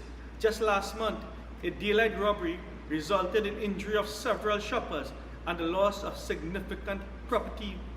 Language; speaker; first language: English; native; English